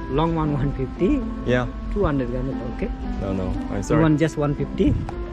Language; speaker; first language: English; non-native, learner; Thai